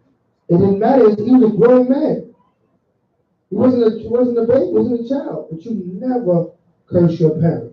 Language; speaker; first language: English; native; English